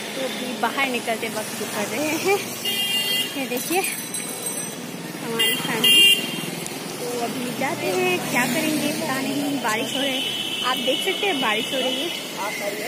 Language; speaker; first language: Hindi; non-native, local second language; Bangla